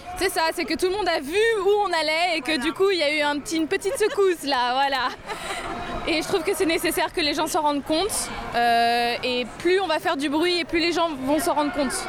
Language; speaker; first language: French; native; French